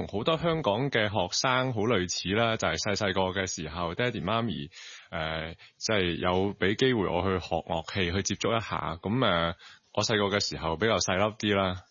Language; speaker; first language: Cantonese; native; Cantonese